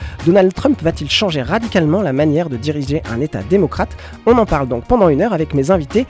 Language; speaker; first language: French; native; French